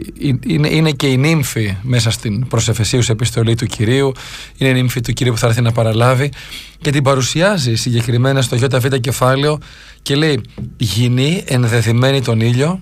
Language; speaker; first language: Greek; native; Greek